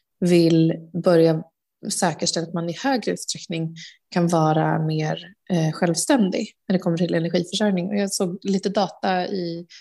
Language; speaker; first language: Swedish; native; Swedish